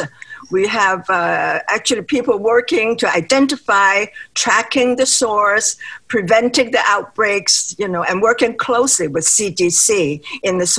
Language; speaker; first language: English; non-native, local second language; Cantonese